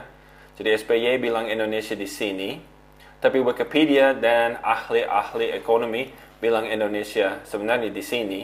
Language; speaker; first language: Indonesian; non-native, fluent; English